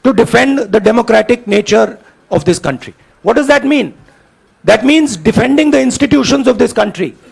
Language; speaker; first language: English; non-native, local second language; Hindi